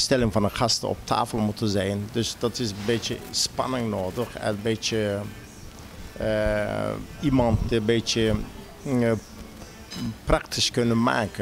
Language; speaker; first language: Dutch; non-native, fluent; Turkish